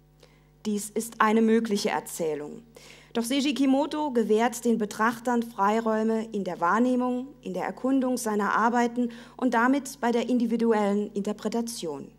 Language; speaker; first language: German; native; German